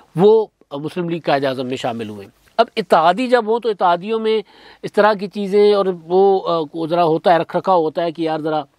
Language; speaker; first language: Urdu; non-native, local second language; Sindhi